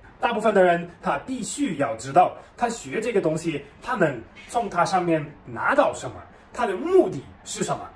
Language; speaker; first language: Chinese; non-native, fluent; German